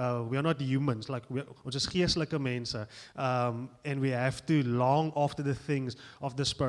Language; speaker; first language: English; non-native, local second language; Afrikaans